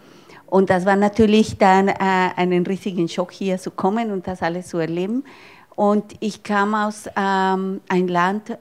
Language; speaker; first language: German; non-native, fluent; Spanish